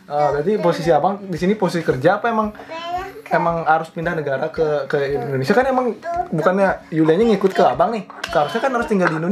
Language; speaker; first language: Indonesian; native; Indonesian